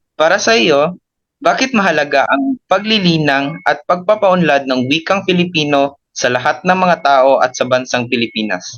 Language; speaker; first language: Filipino; non-native, local second language; Cebuano